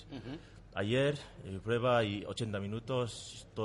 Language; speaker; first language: Spanish; non-native, learner; Tongan